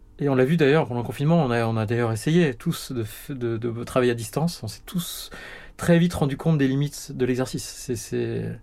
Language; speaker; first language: French; native; French